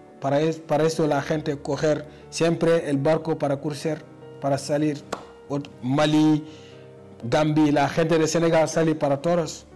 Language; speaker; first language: Spanish; non-native, learner; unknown